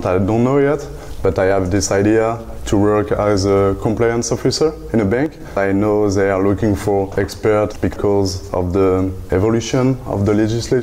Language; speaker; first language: English; non-native, fluent; French